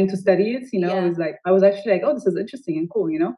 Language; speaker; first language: English; non-native, fluent; Amharic